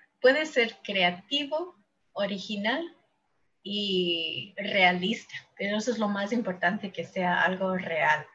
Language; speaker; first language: Spanish; non-native, fluent; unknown